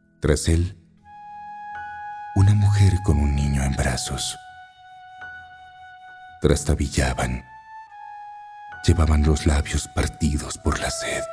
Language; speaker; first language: Spanish; native; Spanish